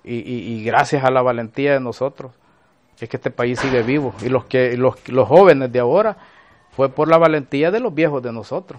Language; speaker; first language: Spanish; native; Spanish